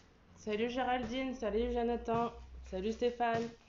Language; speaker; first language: French; native; French